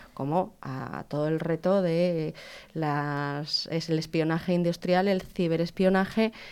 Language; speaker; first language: Spanish; native; Spanish